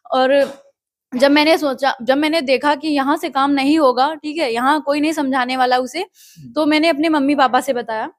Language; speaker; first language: Hindi; native; Hindi